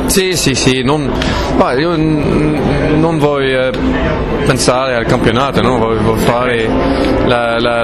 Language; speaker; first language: Italian; non-native, learner; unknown